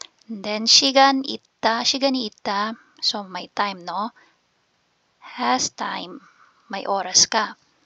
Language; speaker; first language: English; non-native, local second language; Filipino